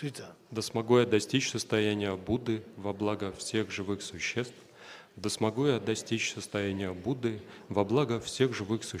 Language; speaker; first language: Russian; native; Russian